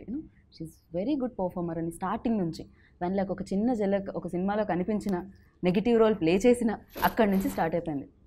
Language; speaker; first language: Telugu; native; Telugu